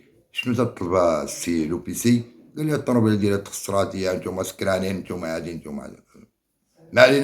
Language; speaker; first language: Arabic; native; Arabic